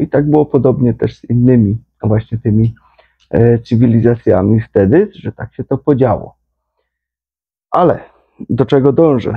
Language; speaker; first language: Polish; native; Polish